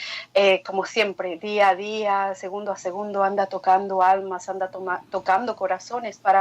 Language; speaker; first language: Spanish; native; Spanish